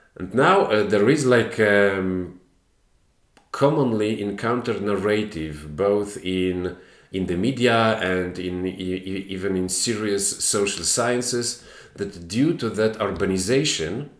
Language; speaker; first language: English; non-native, fluent; Polish